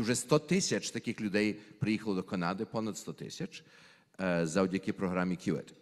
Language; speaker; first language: Ukrainian; early bilingual, heritage; Ukrainian